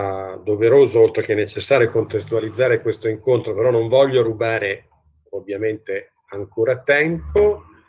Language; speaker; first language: Italian; native; Italian